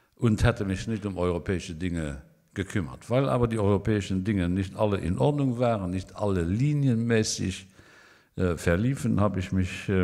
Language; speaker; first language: German; non-native, local second language; Luxembourgish